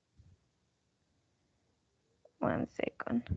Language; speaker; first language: English; non-native, fluent; Spanish